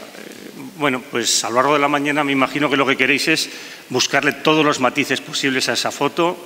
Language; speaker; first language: Spanish; native; Spanish